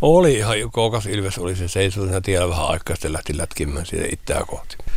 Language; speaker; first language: Finnish; native; Finnish